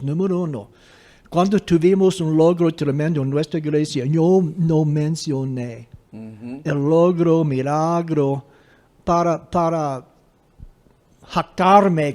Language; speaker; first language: Spanish; non-native, fluent; English